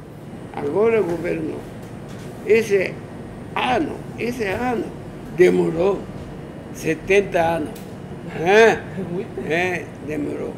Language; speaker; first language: Portuguese; non-native, learner; Japanese